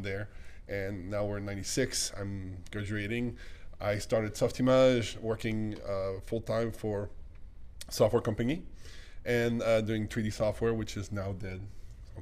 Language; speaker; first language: English; non-native, fluent; French